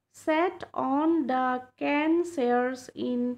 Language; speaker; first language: English; non-native, local second language; Assamese